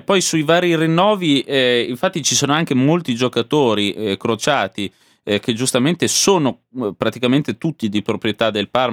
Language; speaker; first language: Italian; native; Italian